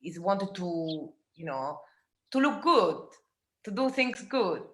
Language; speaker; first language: English; non-native, fluent; Italian